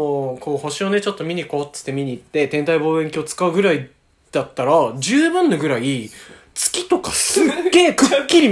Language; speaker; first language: Japanese; native; Japanese